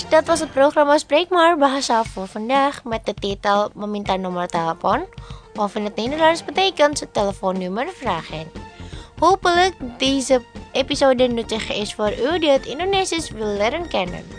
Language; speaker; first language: Dutch; non-native, learner; Indonesian